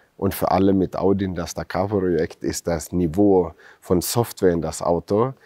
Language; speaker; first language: German; non-native, fluent; Swedish